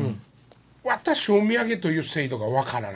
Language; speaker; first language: Japanese; native; Japanese